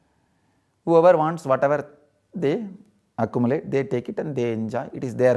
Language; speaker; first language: English; non-native, local second language; Tamil